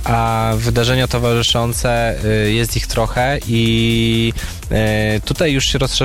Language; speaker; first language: Polish; native; Polish